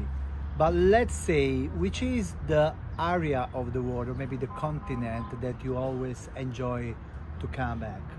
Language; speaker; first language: English; non-native, fluent; Italian